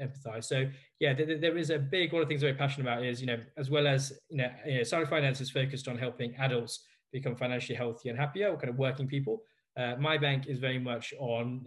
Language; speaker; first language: English; native; English